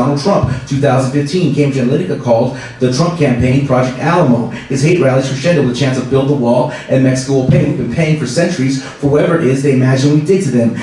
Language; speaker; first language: English; native; English